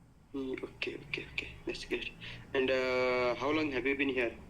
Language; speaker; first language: English; non-native, learner; Nepali